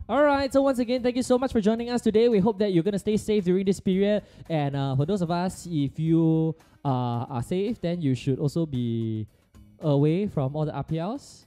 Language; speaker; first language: English; non-native, local second language; Chinese